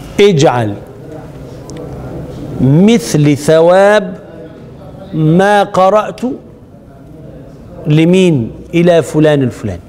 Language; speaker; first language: Arabic; native; Arabic